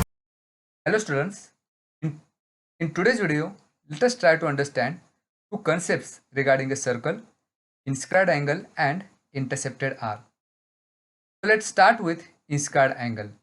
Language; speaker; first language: English; non-native, local second language; Marathi